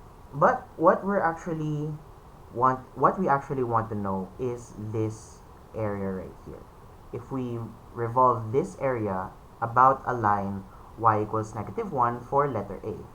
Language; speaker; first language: English; non-native, local second language; Filipino